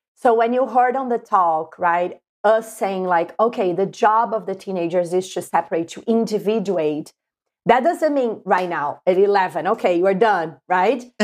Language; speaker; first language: English; non-native, fluent; Portuguese